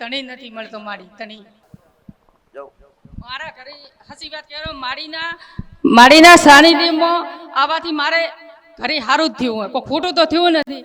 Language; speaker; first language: Gujarati; native; Gujarati